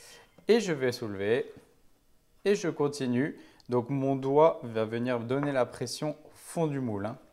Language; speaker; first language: French; native; French